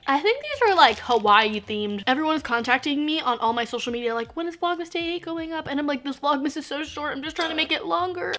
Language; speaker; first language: English; native; English